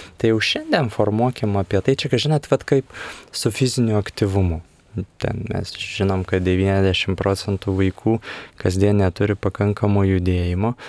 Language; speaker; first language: Lithuanian; native; Lithuanian